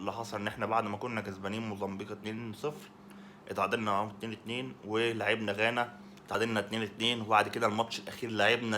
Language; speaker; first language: Arabic; native; Arabic